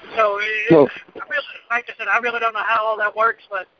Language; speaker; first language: English; native; English